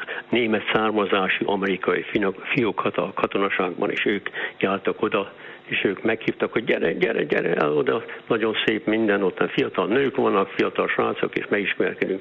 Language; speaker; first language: Hungarian; early bilingual, heritage; Hungarian